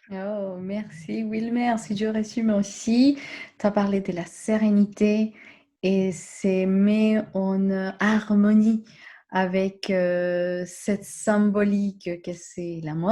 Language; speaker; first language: French; non-native, fluent; Spanish